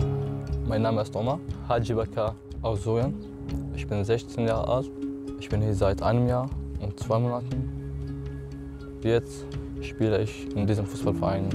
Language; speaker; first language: German; non-native, learner; Arabic